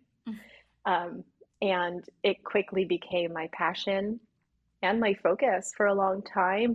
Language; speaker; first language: English; native; English